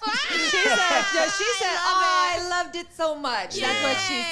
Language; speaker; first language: English; native; English